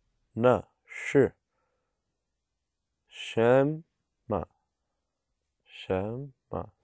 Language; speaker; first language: Chinese; non-native, learner; English